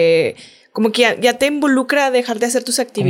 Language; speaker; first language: Spanish; native; Spanish